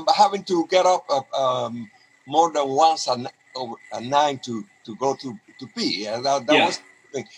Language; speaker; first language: English; non-native, fluent; Spanish